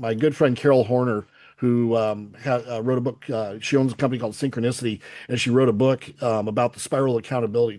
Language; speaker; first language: English; native; English